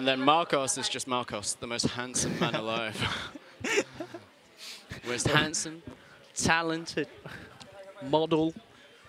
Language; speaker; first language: English; native; English